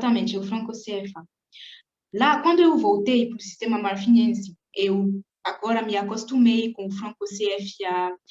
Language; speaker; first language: Portuguese; non-native, fluent; French